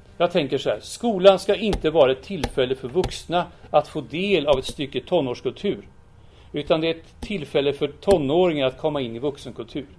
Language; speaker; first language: Swedish; native; Swedish